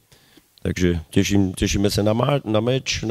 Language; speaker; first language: Polish; non-native, learner; Slovak